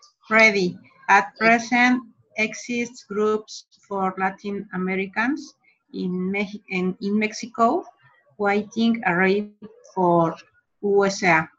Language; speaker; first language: English; non-native, learner; Spanish